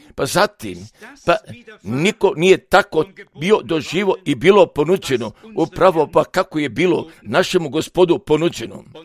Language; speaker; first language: Croatian; non-native, fluent; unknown